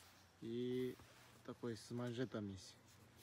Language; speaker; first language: Russian; non-native, local second language; Kyrgyz